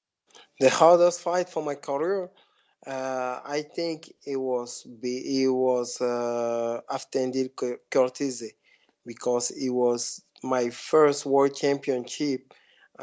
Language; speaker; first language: English; non-native, fluent; French